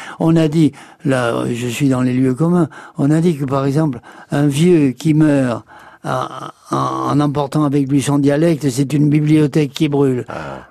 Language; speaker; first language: French; native; French